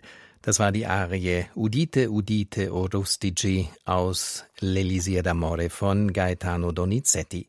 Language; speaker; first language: German; native; German